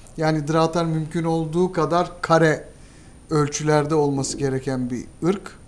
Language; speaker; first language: Turkish; native; Turkish